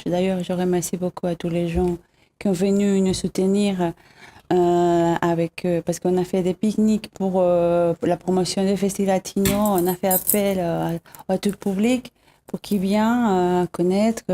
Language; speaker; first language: French; non-native, fluent; Spanish